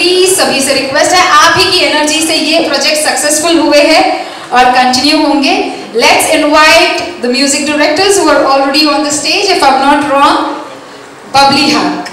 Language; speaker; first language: Hindi; native; Hindi